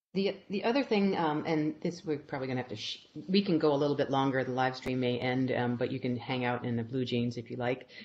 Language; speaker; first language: English; native; English